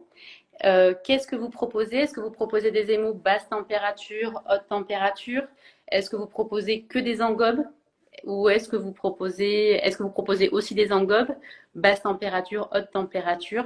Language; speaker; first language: French; native; French